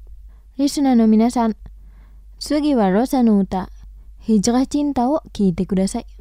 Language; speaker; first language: Japanese; non-native, fluent; Indonesian